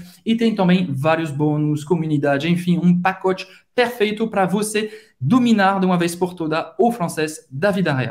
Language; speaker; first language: Portuguese; non-native, fluent; French